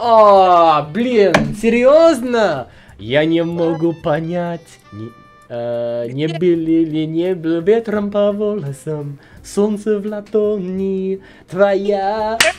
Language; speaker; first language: Russian; non-native, learner; English